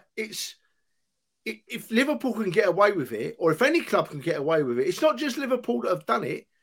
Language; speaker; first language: English; native; English